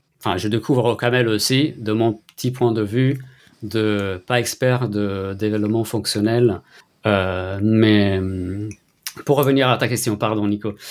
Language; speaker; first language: French; non-native, fluent; Italian